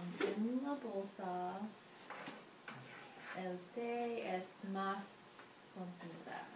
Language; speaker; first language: Spanish; non-native, learner; English